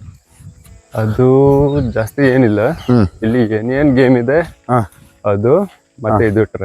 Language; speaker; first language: Kannada; non-native, local second language; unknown